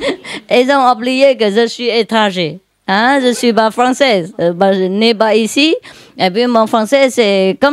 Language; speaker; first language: French; non-native, learner; Vietnamese